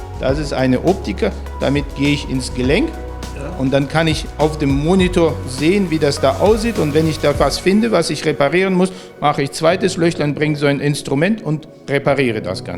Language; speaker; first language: German; native; German